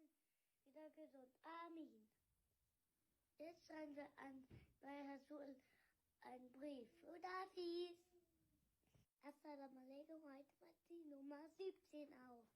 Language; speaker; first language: German; early bilingual, other home language; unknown